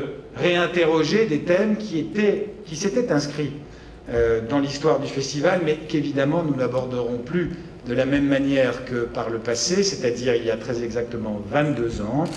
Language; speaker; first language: French; native; French